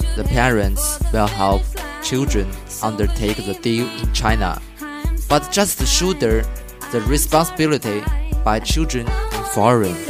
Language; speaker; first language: English; non-native, learner; Chinese